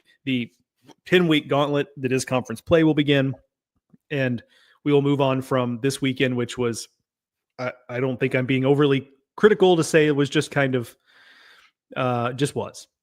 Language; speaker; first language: English; native; English